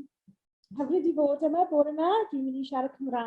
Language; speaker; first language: Welsh; non-native, local second language; English